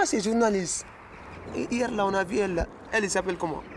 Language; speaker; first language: French; non-native, learner; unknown